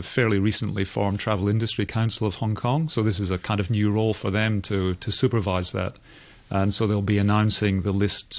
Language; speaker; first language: English; native; English